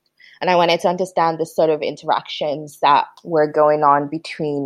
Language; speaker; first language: English; non-native, local second language; Yoruba